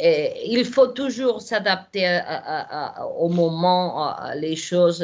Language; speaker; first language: French; non-native, learner; Portuguese